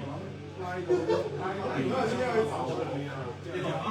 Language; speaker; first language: Cantonese; native; Cantonese